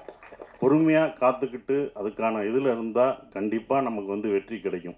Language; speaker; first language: Tamil; native; Tamil